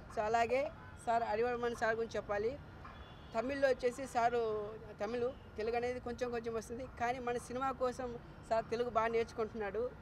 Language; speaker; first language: Telugu; native; Telugu